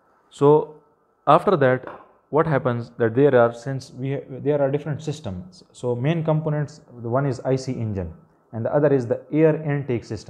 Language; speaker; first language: English; non-native, local second language; Urdu